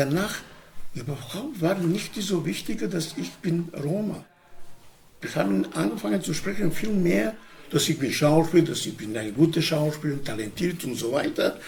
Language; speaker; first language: German; non-native, learner; Romany